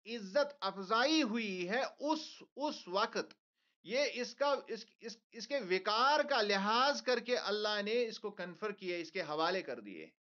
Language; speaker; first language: Hindi; non-native, local second language; Kashmiri